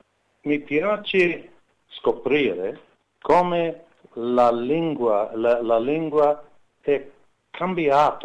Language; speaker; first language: Italian; non-native, learner; English